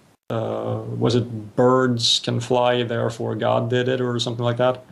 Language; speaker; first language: English; non-native, fluent; Swedish